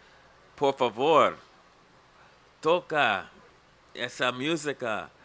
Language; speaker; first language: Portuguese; non-native, learner; English